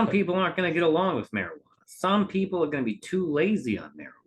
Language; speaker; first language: English; native; English